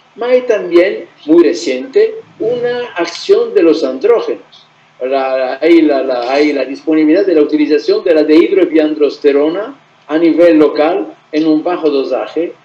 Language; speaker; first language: Spanish; non-native, fluent; Italian